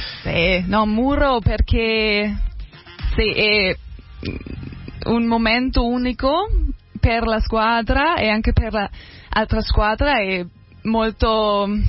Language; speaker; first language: Italian; non-native, learner; German